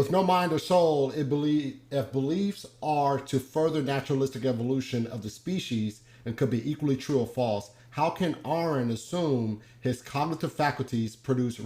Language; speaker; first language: English; native; English